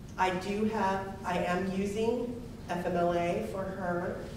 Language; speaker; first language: English; native; English